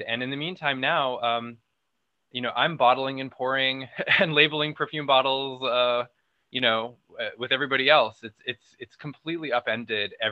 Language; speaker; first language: English; native; English